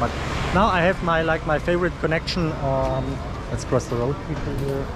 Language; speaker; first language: English; non-native, fluent; German